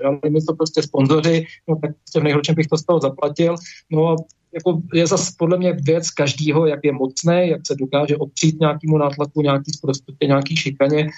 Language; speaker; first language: Czech; native; Czech